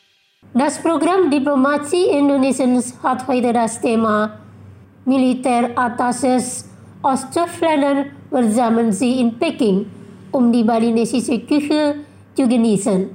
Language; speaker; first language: German; non-native, learner; Indonesian